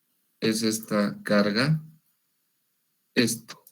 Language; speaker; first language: Spanish; native; Spanish